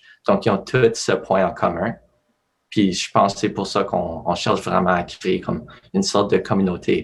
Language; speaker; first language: French; native; French